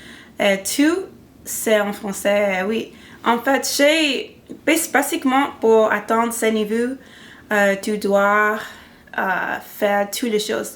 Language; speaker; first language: French; non-native, learner; English